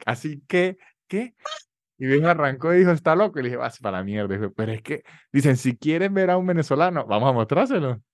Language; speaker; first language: Spanish; native; Spanish